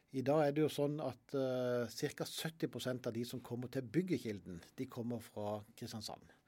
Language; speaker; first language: Norwegian; native; Norwegian